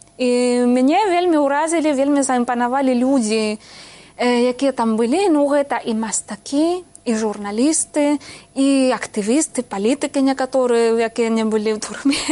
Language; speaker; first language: Belarusian; non-native, fluent; Spanish